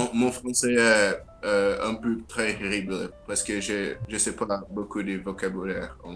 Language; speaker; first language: French; non-native, learner; Portuguese